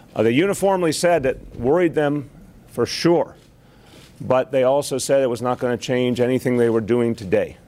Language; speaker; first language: English; native; English